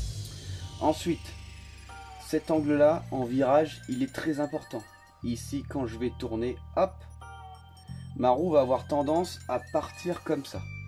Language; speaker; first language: French; native; French